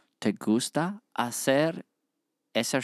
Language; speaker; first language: Spanish; non-native, learner; English